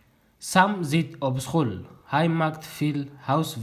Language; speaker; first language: Dutch; non-native, fluent; Tigrinya